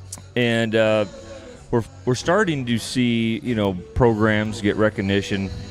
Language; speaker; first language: English; native; English